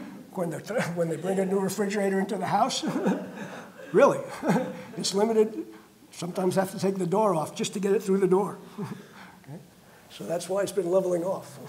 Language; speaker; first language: English; native; English